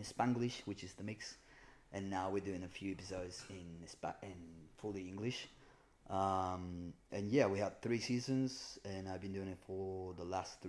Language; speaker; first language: English; non-native, fluent; Spanish